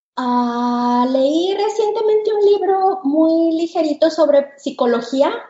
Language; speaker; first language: Spanish; native; Spanish